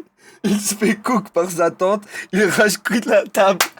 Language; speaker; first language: French; native; French